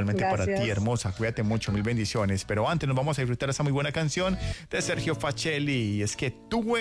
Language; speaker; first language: Spanish; native; Spanish